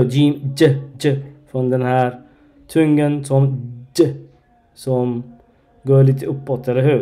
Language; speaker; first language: Swedish; non-native, learner; Arabic